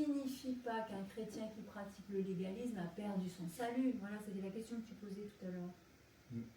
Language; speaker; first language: French; native; French